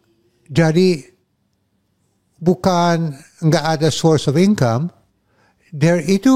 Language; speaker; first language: Indonesian; non-native, fluent; English